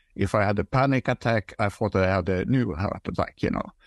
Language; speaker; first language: English; non-native, fluent; Swedish